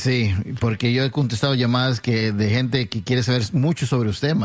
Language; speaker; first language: Spanish; early bilingual, heritage; Spanish